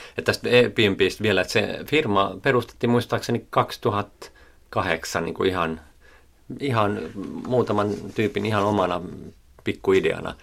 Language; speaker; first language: Finnish; native; Finnish